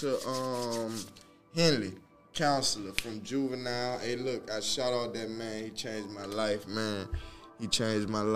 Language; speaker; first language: English; native; English